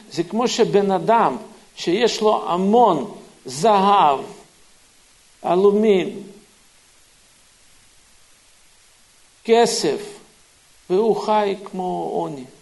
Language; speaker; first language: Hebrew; non-native, fluent; Russian